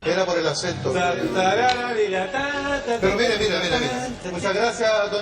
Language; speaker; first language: Spanish; native; Spanish